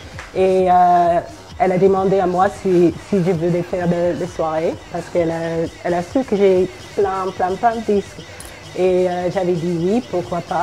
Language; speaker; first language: French; non-native, fluent; English